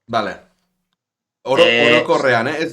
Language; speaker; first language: Basque; native; Basque